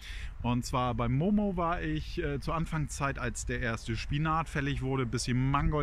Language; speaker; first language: German; native; German